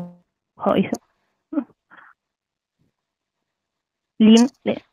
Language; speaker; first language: Chinese; non-native, learner; Arabic